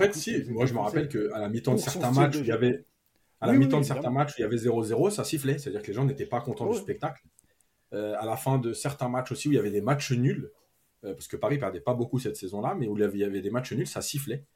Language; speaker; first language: French; native; French